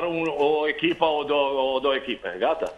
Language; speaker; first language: Romanian; non-native, learner; Italian